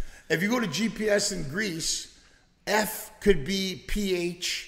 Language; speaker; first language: English; early bilingual, other home language; Greek